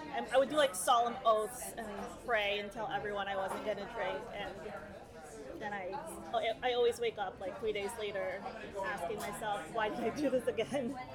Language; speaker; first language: English; early bilingual, other home language; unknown